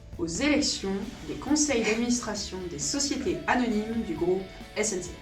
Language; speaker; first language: French; native; French